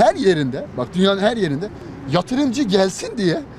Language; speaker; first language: Turkish; non-native, fluent; Arabic